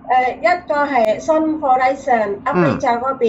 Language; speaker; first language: Cantonese; non-native, learner; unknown